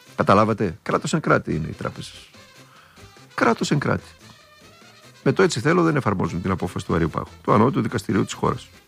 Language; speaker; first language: Greek; native; Greek